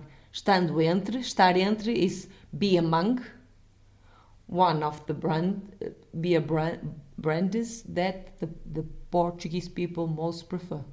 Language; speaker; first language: English; non-native, fluent; Portuguese